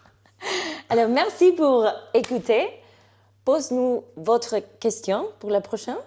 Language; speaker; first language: French; non-native, fluent; Spanish